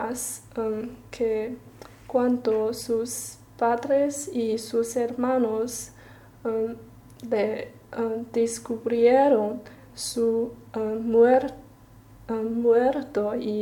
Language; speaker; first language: Spanish; non-native, learner; Chinese